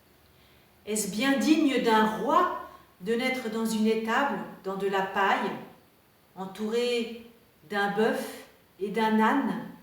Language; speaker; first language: French; native; French